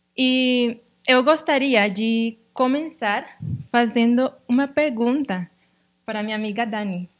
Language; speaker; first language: Portuguese; non-native, learner; Spanish